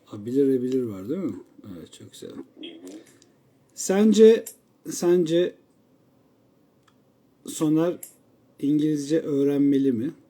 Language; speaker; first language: Turkish; native; Turkish